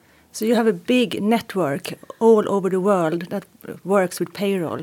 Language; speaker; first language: English; non-native, fluent; Swedish